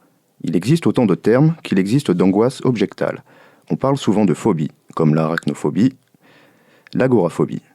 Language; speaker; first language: French; native; French